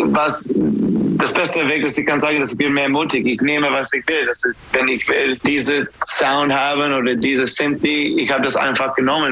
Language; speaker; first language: German; non-native, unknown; English